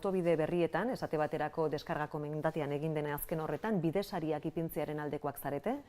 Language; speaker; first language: Basque; native; Basque